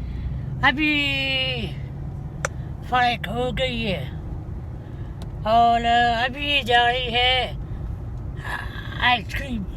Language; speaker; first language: Hindi; non-native, learner; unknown